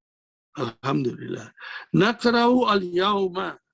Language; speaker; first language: Arabic; non-native, fluent; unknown